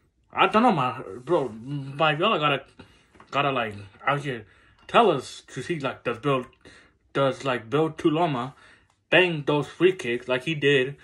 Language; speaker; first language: English; native; English